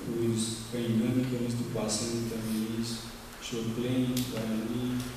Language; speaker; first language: Portuguese; non-native, local second language; Guarani